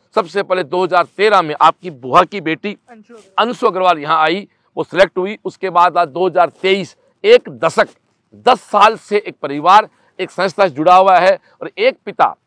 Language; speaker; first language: Hindi; native; Hindi